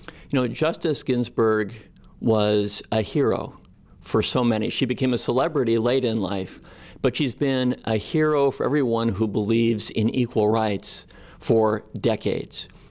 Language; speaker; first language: English; native; English